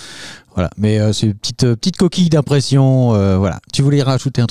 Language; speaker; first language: French; native; French